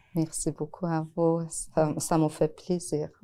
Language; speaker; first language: French; non-native, learner; Persian